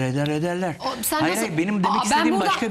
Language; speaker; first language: Turkish; native; Turkish